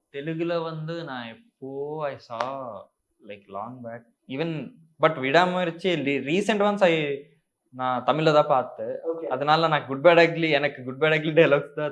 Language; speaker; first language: Tamil; non-native, learner; Telugu